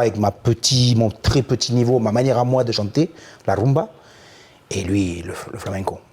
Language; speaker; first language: French; native; French